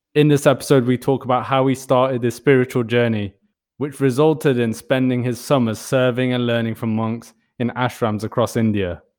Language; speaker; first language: English; native; English